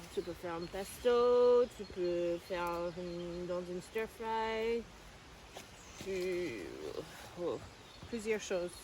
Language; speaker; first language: French; non-native, learner; English